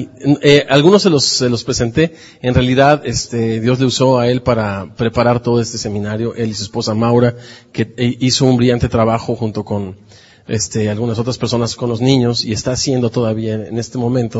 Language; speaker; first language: Spanish; native; Spanish